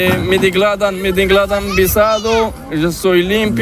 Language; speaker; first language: Spanish; non-native, learner; Arabic